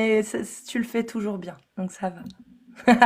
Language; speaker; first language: French; native; French